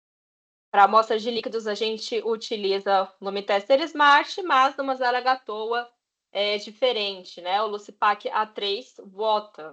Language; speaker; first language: Portuguese; native; Portuguese